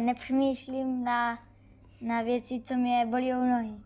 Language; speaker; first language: Czech; early bilingual, heritage; Czech